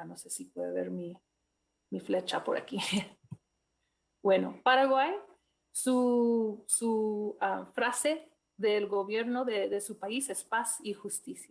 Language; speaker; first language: Spanish; non-native, fluent; English